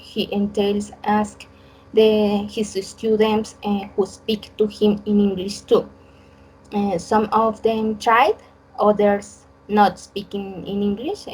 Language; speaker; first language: English; non-native, learner; Spanish